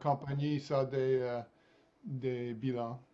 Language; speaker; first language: French; non-native, fluent; English